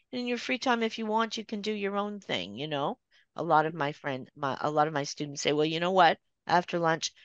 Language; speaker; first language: English; native; English